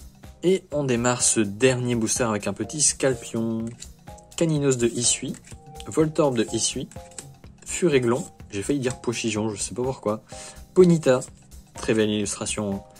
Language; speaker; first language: French; native; French